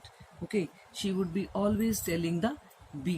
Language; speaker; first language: English; non-native, local second language; Hindi